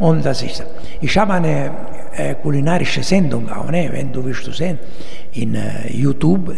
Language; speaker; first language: German; non-native, learner; Italian